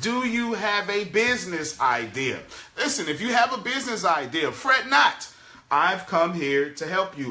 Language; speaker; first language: English; native; English